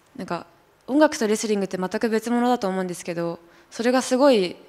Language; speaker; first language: Japanese; native; Japanese